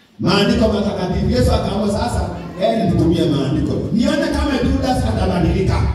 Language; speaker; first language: Swahili; non-native, local second language; Kalenjin